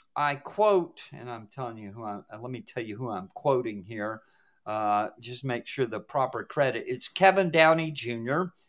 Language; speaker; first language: English; native; English